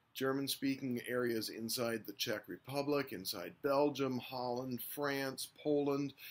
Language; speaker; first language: English; native; English